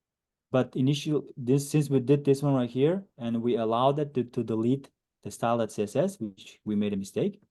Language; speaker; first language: English; non-native, fluent; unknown